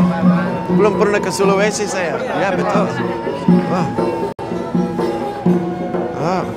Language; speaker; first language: Indonesian; non-native, fluent; English